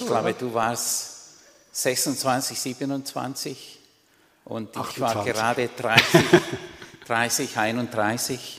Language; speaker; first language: German; non-native, fluent; Spanish